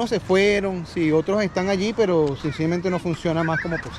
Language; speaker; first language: Spanish; native; Spanish